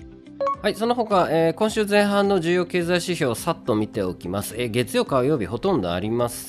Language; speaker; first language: Japanese; native; Japanese